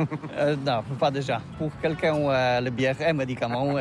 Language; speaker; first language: French; non-native, learner; Polish